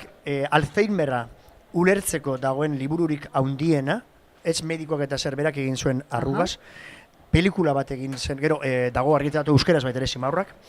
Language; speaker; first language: Basque; native; Basque